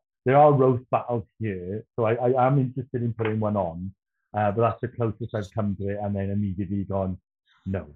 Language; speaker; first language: English; native; English